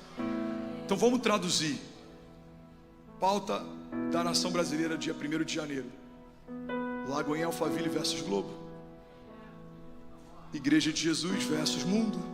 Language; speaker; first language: Portuguese; native; Portuguese